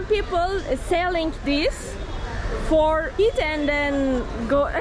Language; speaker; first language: English; non-native, learner; Turkish